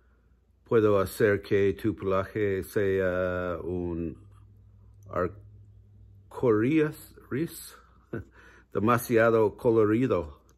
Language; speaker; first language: Spanish; non-native, learner; English